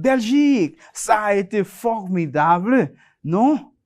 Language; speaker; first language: French; non-native, fluent; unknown